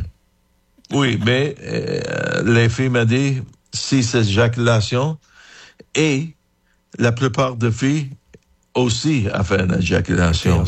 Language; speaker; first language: French; non-native, fluent; English